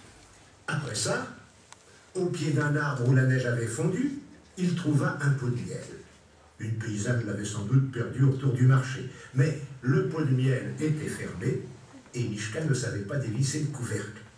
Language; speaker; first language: French; native; French